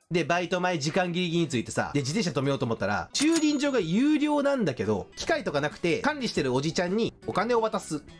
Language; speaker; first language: Japanese; native; Japanese